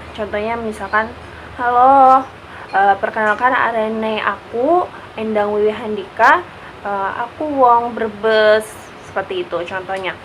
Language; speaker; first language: Indonesian; native; Indonesian